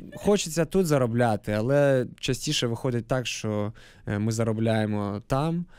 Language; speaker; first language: Ukrainian; native; Ukrainian